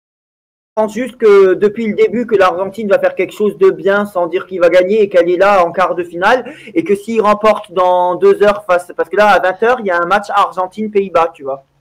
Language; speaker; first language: French; native; French